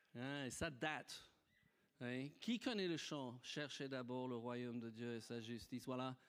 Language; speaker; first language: French; non-native, fluent; English